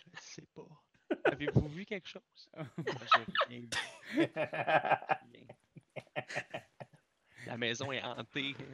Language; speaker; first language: French; native; French